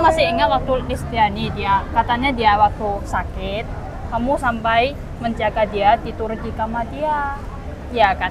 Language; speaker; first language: Indonesian; non-native, fluent; Chinese